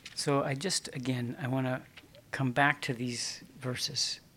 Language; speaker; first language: English; native; English